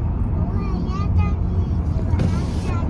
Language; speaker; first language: Russian; early bilingual, other home language; Armenian